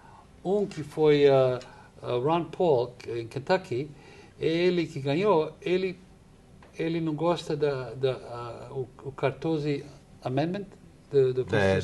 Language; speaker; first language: Portuguese; non-native, fluent; English